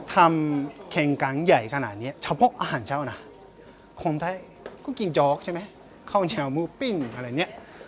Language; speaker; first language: Thai; non-native, fluent; Japanese